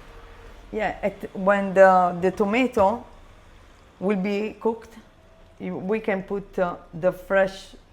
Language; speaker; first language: English; non-native, learner; Italian